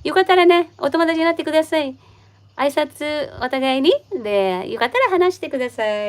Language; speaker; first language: Japanese; non-native, learner; Filipino